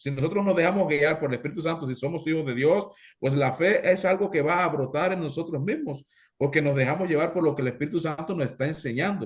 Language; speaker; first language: Spanish; native; Spanish